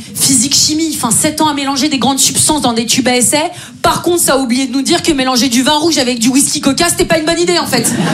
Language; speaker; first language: French; native; French